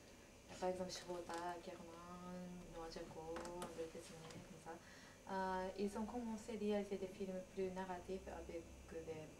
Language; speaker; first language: French; non-native, learner; Japanese